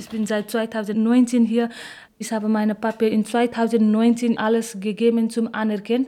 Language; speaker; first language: German; non-native, learner; Nepali